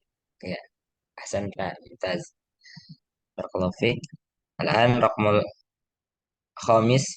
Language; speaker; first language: Arabic; non-native, learner; Indonesian